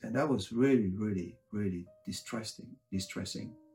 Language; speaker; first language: English; non-native, fluent; French